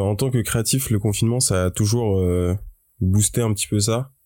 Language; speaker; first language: French; native; French